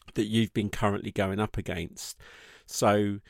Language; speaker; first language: English; native; English